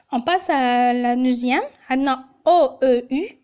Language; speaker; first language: French; non-native, local second language; Arabic